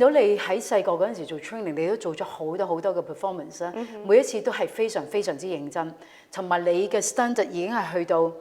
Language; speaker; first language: Cantonese; native; Cantonese